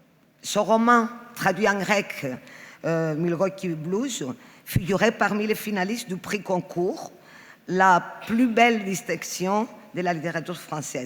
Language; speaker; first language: French; non-native, fluent; Greek